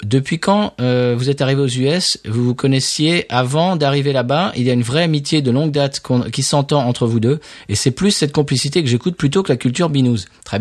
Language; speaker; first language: French; native; French